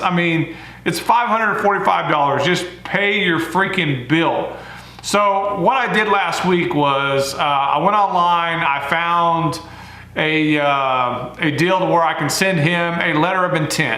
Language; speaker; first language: English; native; English